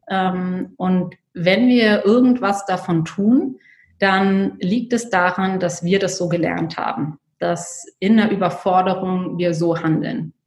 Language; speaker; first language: German; native; German